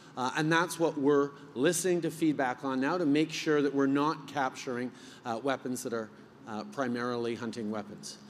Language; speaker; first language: English; early bilingual, other home language; French